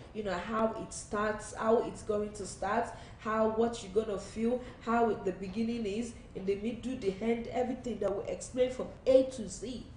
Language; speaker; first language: English; non-native, local second language; Yoruba